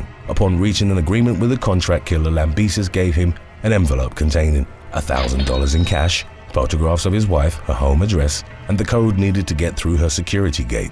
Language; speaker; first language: English; native; English